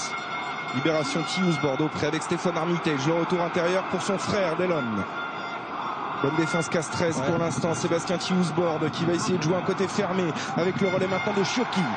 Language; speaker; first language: French; native; French